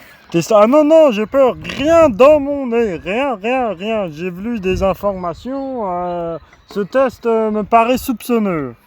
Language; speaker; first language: French; native; French